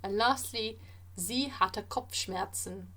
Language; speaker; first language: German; non-native, fluent; English